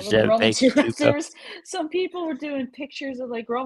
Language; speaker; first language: English; native; English